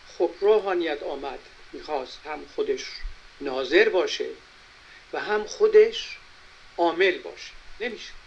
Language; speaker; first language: Persian; native; Persian